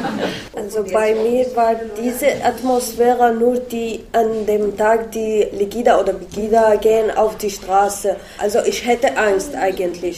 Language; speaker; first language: German; non-native, learner; Arabic